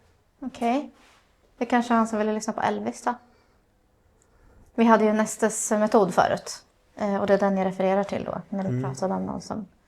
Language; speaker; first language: Swedish; native; Swedish